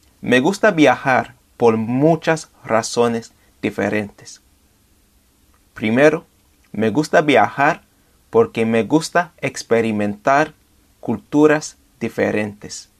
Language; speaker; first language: Spanish; non-native, fluent; English